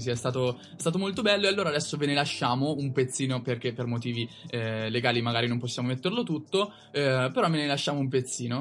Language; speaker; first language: Italian; native; Italian